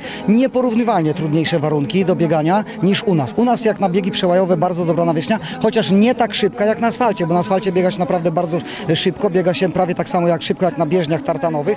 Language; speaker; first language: Polish; native; Polish